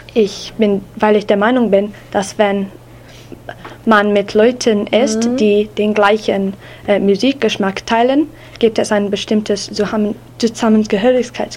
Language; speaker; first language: German; non-native, learner; English